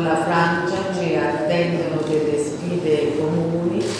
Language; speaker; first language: Italian; native; Italian